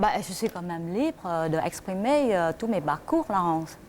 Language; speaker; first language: French; non-native, learner; Vietnamese